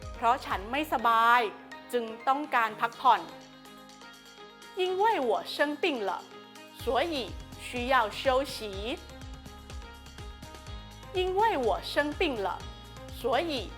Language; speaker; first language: Chinese; non-native, learner; Thai